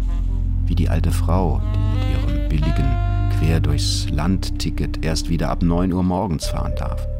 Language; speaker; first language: German; native; German